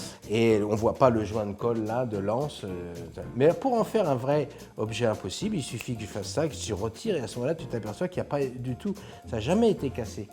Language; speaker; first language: French; native; French